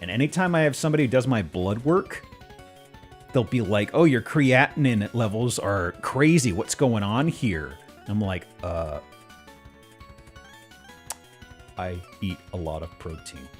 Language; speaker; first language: English; native; English